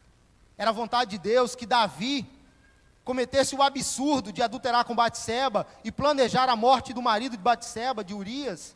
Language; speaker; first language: Portuguese; native; Portuguese